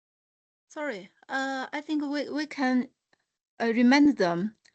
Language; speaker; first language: English; non-native, learner; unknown